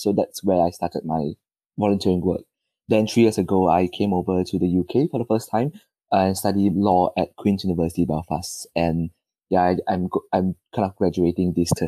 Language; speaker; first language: English; non-native, local second language; Chinese